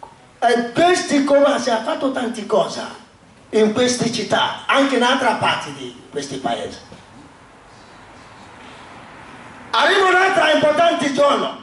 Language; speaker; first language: Italian; non-native, learner; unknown